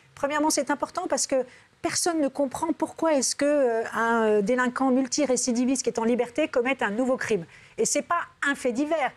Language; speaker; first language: French; early bilingual, other home language; Turkish